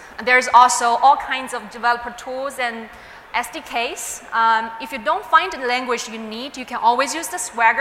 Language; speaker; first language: English; non-native, fluent; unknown